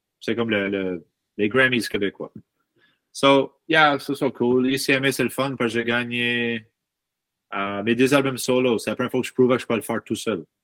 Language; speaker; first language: French; native; French